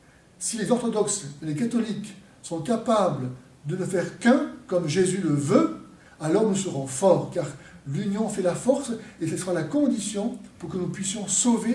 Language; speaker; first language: French; native; French